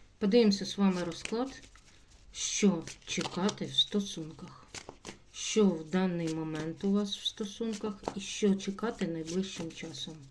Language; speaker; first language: Ukrainian; non-native, local second language; Russian